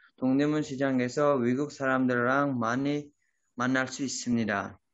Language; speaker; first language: Korean; non-native, learner; Uzbek